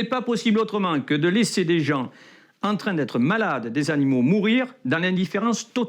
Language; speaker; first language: French; native; French